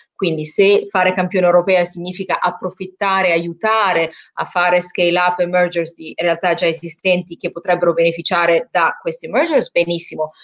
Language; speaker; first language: Italian; native; Italian